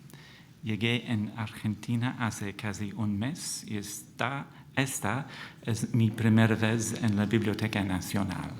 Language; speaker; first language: Spanish; non-native, fluent; English